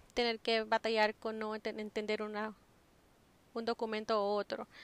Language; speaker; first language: Spanish; early bilingual, heritage; Spanish